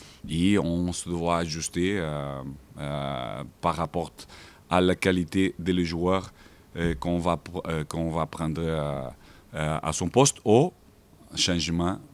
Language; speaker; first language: French; non-native, fluent; Portuguese